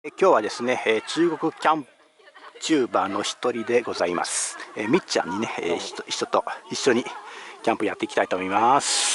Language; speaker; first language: Japanese; native; Japanese